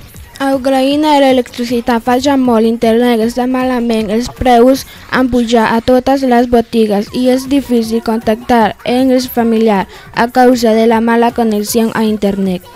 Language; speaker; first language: Catalan; non-native, learner; Ukrainian